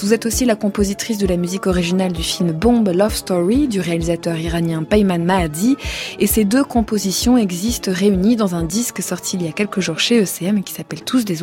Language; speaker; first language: French; native; French